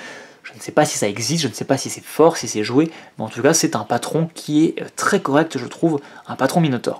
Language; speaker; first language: French; native; French